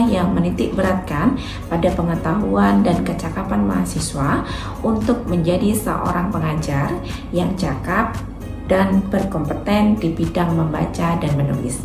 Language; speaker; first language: Indonesian; native; Indonesian